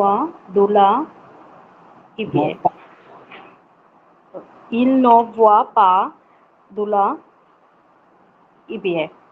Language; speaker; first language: French; non-native, learner; Bangla